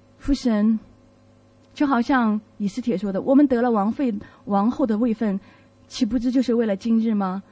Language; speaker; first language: Chinese; native; Chinese